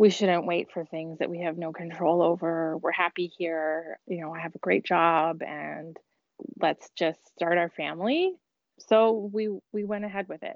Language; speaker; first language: English; native; English